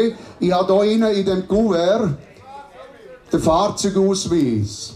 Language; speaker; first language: German; native; German